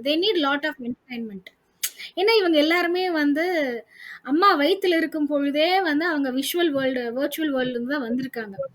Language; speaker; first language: Tamil; non-native, local second language; Hindi